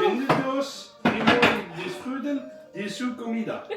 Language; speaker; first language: Spanish; non-native, learner; French